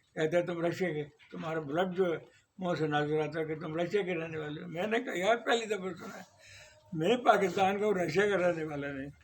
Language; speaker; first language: Urdu; non-native, local second language; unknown